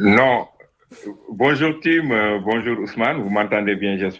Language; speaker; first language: French; non-native, local second language; Wolof